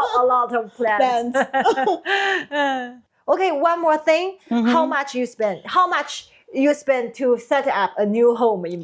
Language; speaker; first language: English; non-native, learner; Chinese